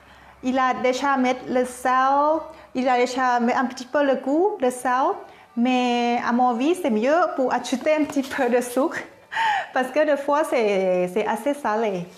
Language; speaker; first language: French; non-native, learner; Thai